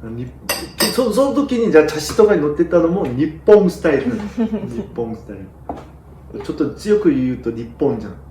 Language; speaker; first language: Japanese; non-native, fluent; Korean